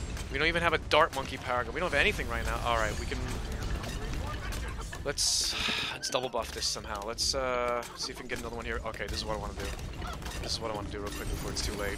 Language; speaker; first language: English; early bilingual, other home language; Polish